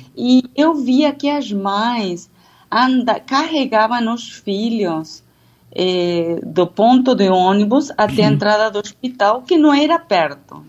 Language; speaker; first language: Portuguese; non-native, fluent; Spanish